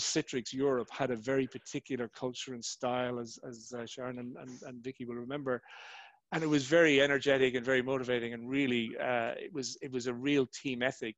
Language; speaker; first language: English; native; English